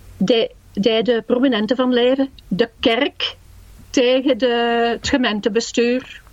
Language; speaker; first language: Dutch; native; Dutch